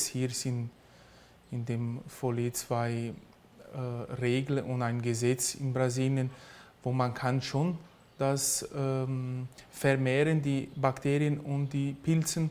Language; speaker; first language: German; early bilingual, heritage; German